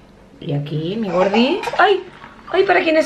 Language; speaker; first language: Spanish; native; Spanish